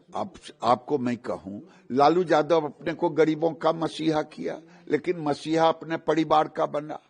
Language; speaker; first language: Hindi; native; Hindi